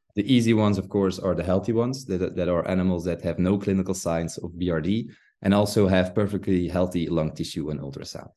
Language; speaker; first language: English; non-native, fluent; Dutch